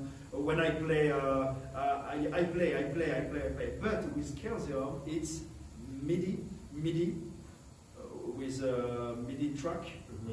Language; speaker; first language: English; non-native, learner; French